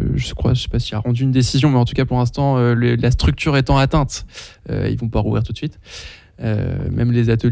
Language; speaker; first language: French; native; French